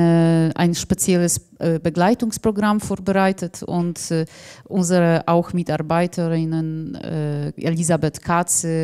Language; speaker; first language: German; non-native, fluent; Polish